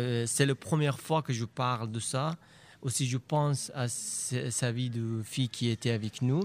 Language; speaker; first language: French; non-native, learner; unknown